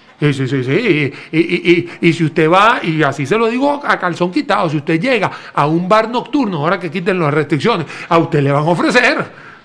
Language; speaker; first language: Spanish; native; Spanish